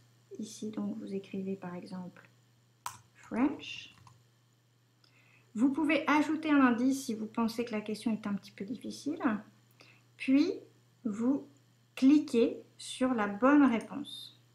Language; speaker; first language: French; native; French